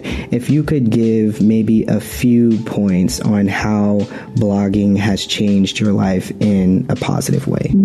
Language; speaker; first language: English; native; English